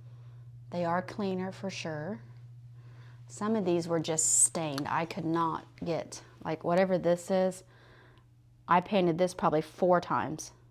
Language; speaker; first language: English; native; English